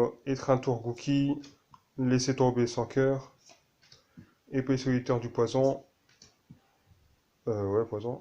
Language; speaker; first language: French; native; French